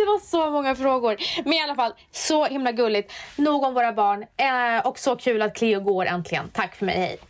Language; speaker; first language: Swedish; native; Swedish